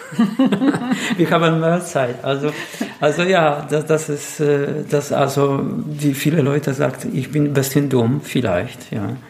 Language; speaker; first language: German; non-native, learner; Polish